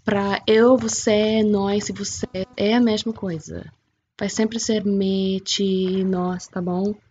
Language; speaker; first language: Portuguese; non-native, fluent; English